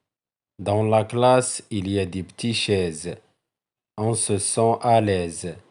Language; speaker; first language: French; non-native, local second language; Arabic